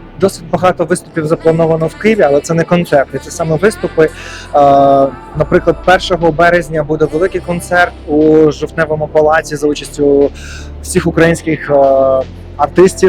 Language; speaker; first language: Ukrainian; native; Ukrainian